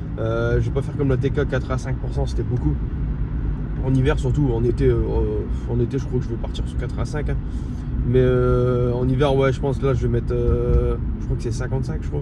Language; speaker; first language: French; native; French